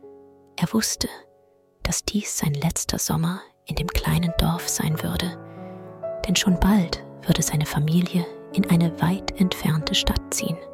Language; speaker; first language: German; native; German